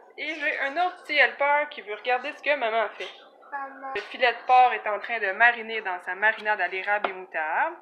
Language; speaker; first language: French; native; French